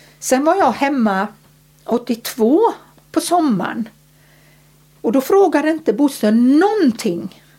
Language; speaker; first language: Swedish; early bilingual, other home language; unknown